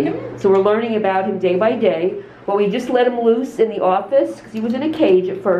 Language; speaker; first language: English; native; English